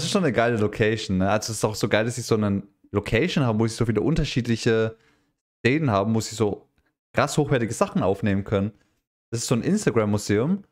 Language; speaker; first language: German; native; German